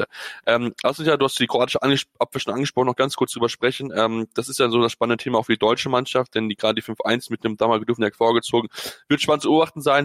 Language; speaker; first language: German; native; German